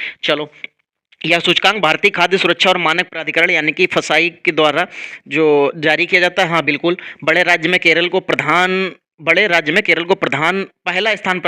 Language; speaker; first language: Hindi; native; Hindi